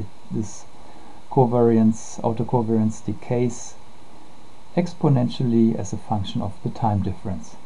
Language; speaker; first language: English; non-native, fluent; German